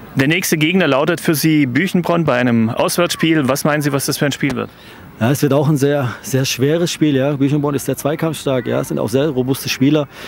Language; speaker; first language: German; early bilingual, other home language; Turkish